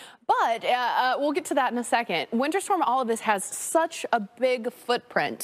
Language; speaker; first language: English; native; English